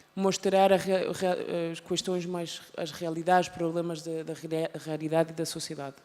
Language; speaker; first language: Portuguese; non-native, learner; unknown